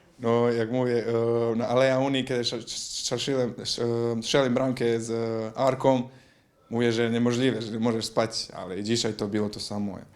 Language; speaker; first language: Polish; non-native, learner; Croatian